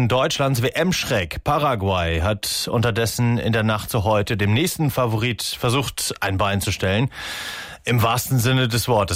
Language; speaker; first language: German; native; German